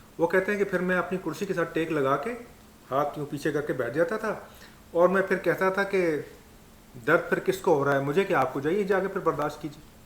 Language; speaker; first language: Urdu; non-native, local second language; Punjabi